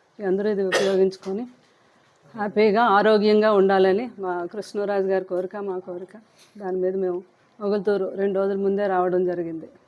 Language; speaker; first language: Telugu; native; Telugu